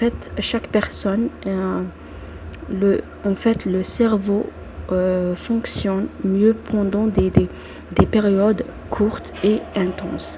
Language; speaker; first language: French; non-native, local second language; Arabic